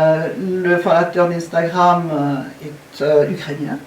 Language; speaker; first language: French; native; French